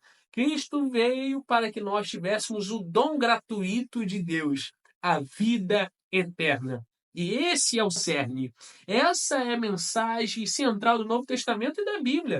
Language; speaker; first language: Portuguese; native; Portuguese